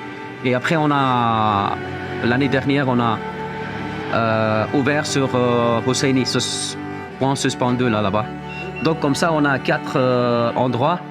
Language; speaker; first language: French; non-native, fluent; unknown